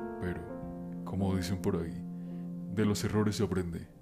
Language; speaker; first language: Spanish; native; Spanish